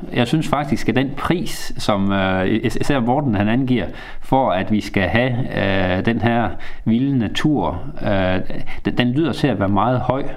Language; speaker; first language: Danish; native; Danish